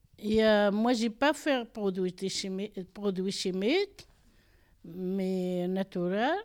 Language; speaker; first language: French; non-native, learner; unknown